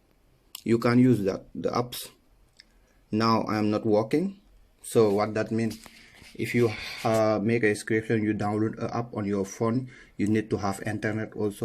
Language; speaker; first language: English; non-native, learner; Wolof